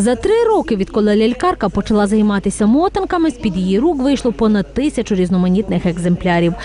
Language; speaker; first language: Ukrainian; native; Ukrainian